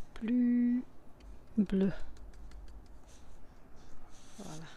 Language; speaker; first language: French; non-native, fluent; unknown